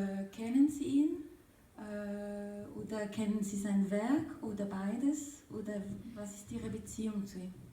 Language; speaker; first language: German; non-native, fluent; French